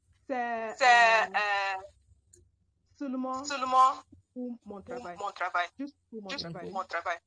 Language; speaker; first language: French; non-native, learner; Yoruba